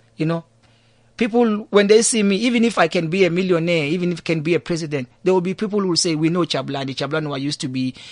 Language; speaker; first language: English; non-native, local second language; Zulu